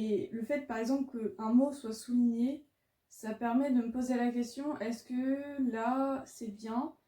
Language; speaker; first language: French; native; French